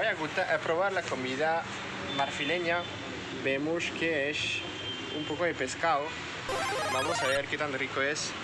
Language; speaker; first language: Spanish; non-native, fluent; French